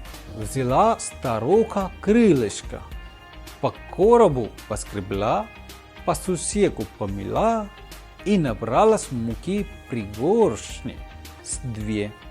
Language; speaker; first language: Russian; non-native, fluent; Hindi